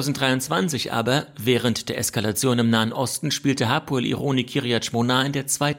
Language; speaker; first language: German; native; German